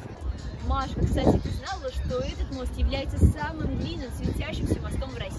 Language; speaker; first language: Russian; native; Russian